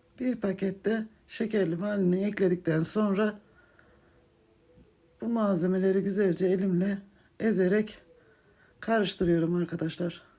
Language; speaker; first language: Turkish; native; Turkish